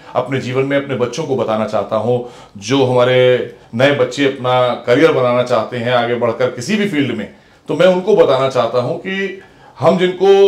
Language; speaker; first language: Hindi; native; Hindi